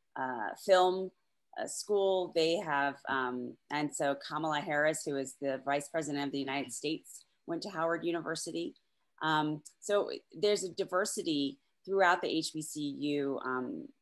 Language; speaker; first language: English; native; English